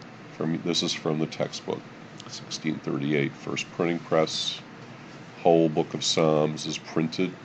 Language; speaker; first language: English; native; English